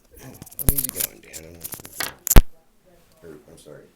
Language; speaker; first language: English; native; English